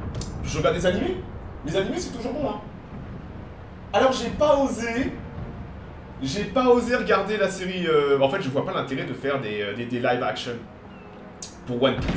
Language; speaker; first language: French; native; French